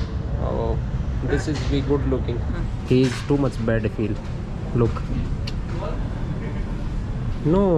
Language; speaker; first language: English; non-native, learner; Hindi